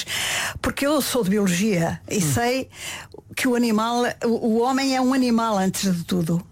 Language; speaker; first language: Portuguese; native; Portuguese